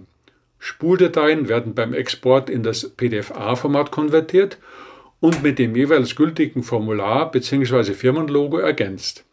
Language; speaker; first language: German; native; German